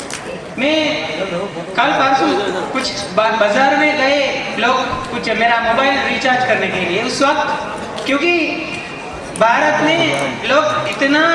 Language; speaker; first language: Hindi; non-native, learner; Sinhala